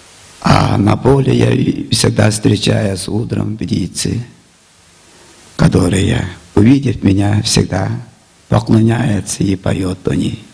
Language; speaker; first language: Russian; non-native, local second language; Tuvinian